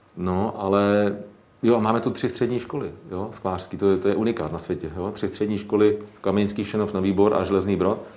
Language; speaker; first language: Czech; native; Czech